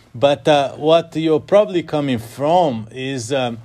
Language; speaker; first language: English; non-native, fluent; Portuguese